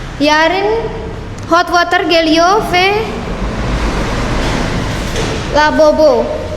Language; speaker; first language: Turkish; non-native, learner; Indonesian